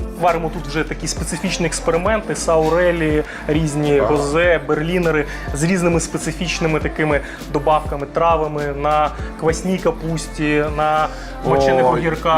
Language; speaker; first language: Ukrainian; native; Ukrainian